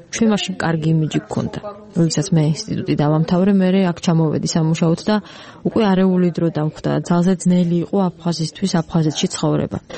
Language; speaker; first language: Georgian; non-native, local second language; Abkhazian